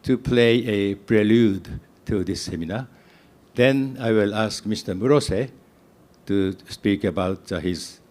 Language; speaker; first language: English; non-native, fluent; Japanese